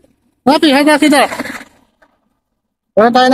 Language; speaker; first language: Arabic; non-native, learner; Filipino